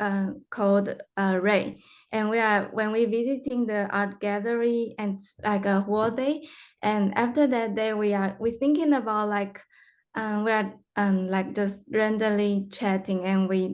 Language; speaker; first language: English; non-native, fluent; Chinese